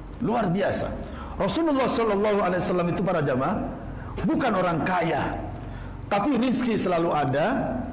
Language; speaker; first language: Malay; non-native, local second language; Javanese